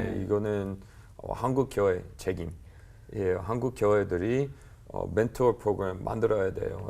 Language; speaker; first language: Korean; non-native, learner; English